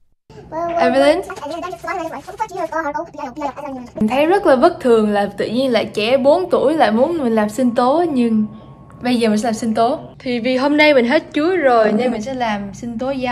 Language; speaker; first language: Vietnamese; early bilingual, heritage; Vietnamese